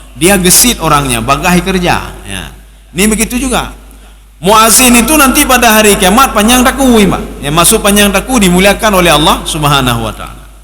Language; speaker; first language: Malay; non-native, local second language; Achinese